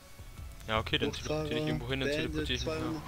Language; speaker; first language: German; native; German